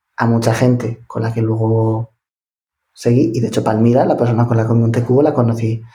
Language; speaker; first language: Spanish; native; Spanish